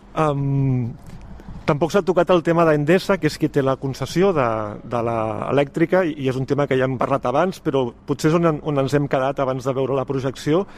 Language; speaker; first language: Catalan; native; Catalan